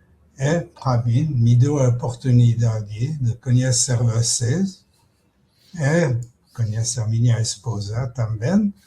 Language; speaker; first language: Portuguese; non-native, fluent; French